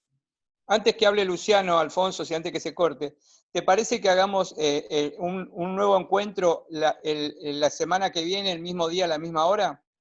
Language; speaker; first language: Spanish; native; Spanish